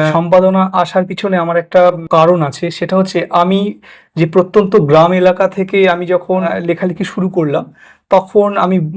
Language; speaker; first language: Bangla; native; Bangla